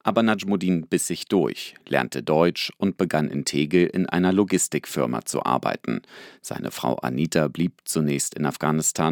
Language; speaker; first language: German; native; German